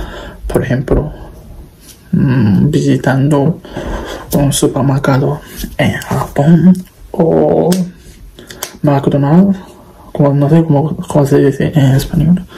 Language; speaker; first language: Spanish; non-native, learner; Japanese